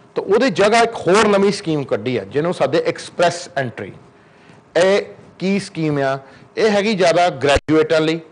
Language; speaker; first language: Punjabi; early bilingual, heritage; Punjabi